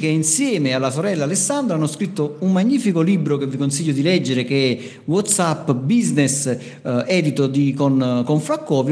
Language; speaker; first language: Italian; native; Italian